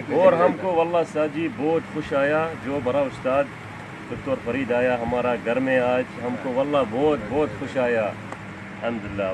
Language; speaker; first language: Hindi; non-native, learner; Arabic